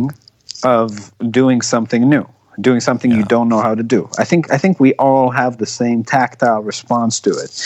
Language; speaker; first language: English; non-native, fluent; Hebrew